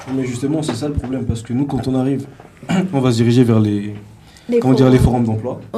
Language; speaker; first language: French; native; French